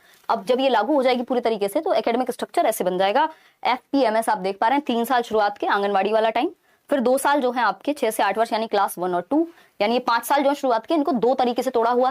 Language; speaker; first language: Hindi; native; Hindi